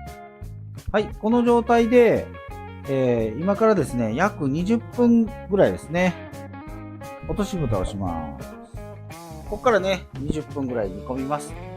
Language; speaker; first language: Japanese; native; Japanese